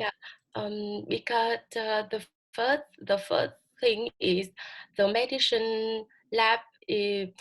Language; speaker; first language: English; non-native, learner; Vietnamese